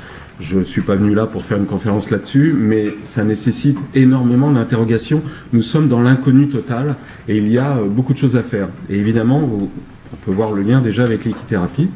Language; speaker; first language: French; native; French